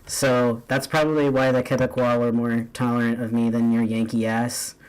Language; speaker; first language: English; native; English